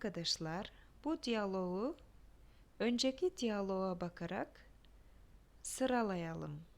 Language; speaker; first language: Turkish; non-native, fluent; Kyrgyz